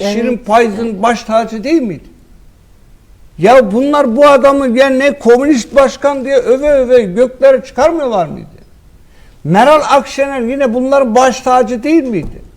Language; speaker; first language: Turkish; native; Turkish